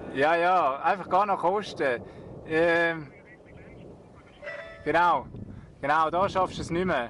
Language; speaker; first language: German; native; German